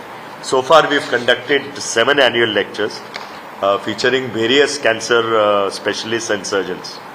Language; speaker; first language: English; non-native, local second language; Konkani